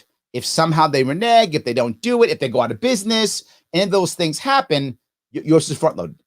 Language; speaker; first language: English; native; English